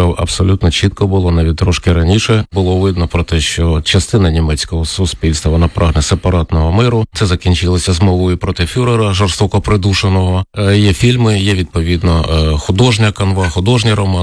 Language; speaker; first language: Ukrainian; native; Ukrainian